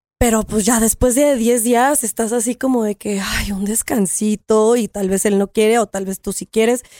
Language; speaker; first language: Spanish; native; Spanish